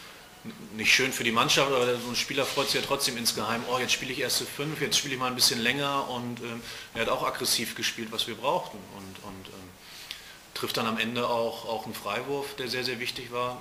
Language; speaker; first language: German; native; German